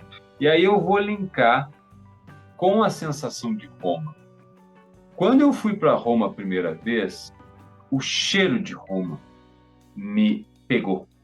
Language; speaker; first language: Portuguese; native; Portuguese